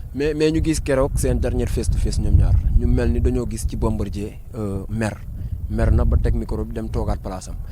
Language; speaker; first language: Wolof; native; Wolof